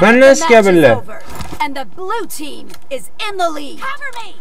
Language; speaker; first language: English; non-native, learner; Uzbek